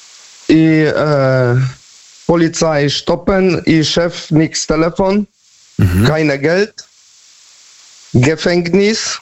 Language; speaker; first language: German; non-native, learner; Polish